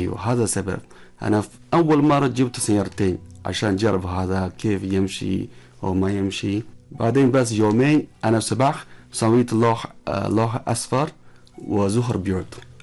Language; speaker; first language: Arabic; non-native, learner; Chinese